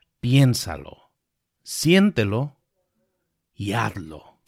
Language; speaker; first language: Spanish; native; Spanish